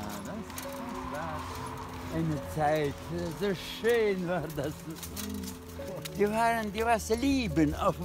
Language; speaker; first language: German; non-native, learner; Russian